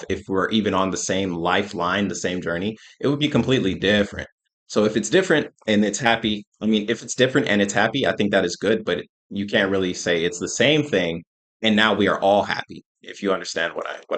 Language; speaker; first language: English; native; English